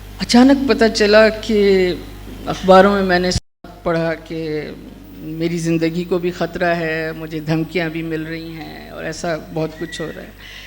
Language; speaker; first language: Urdu; non-native, local second language; Sindhi